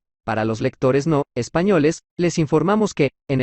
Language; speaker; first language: Spanish; native; Spanish